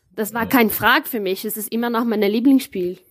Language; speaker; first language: German; non-native, learner; Portuguese